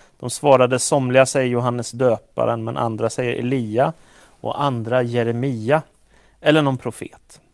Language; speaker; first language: Swedish; native; Swedish